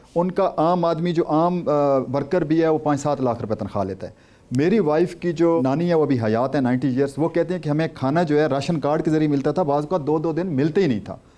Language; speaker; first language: Urdu; non-native, local second language; Saraiki